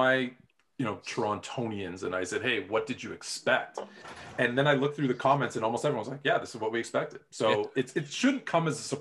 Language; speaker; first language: English; native; English